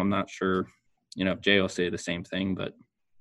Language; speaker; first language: English; native; English